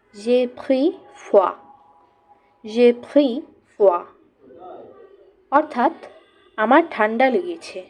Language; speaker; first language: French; non-native, fluent; Bangla